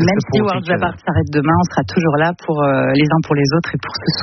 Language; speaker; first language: French; native; French